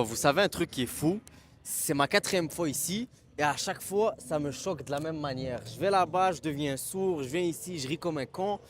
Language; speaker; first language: French; native; French